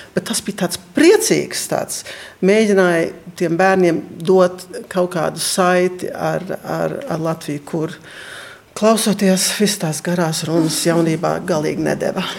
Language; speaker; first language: Latvian; early bilingual, heritage; Latvian